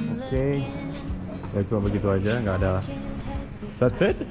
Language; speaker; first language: Indonesian; non-native, fluent; Turkish